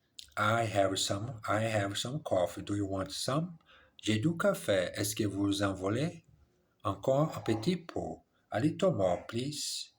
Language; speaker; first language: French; non-native, learner; English